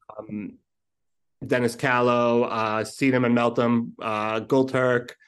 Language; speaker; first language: English; native; English